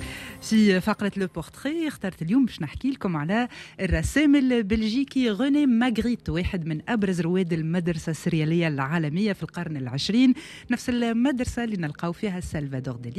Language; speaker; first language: Arabic; native; Arabic